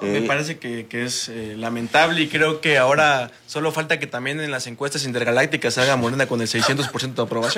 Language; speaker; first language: Spanish; native; Spanish